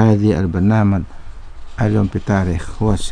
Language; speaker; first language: Arabic; non-native, fluent; Indonesian